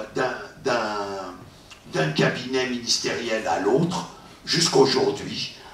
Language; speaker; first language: French; native; French